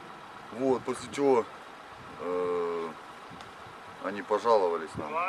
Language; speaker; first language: Russian; native; Russian